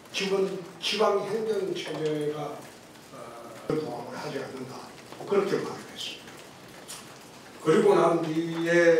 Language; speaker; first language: Korean; native; Korean